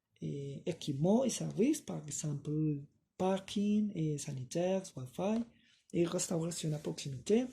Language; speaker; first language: French; non-native, learner; Spanish